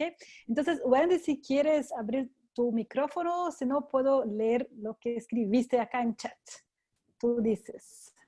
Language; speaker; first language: Spanish; non-native, fluent; Portuguese